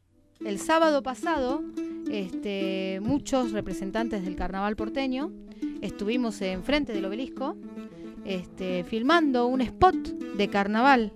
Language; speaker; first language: Spanish; native; Spanish